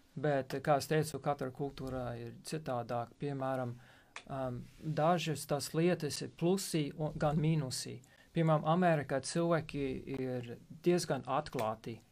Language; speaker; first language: Latvian; non-native, fluent; English